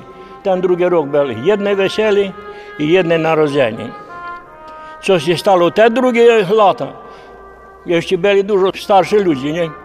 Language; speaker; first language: Polish; early bilingual, heritage; Polish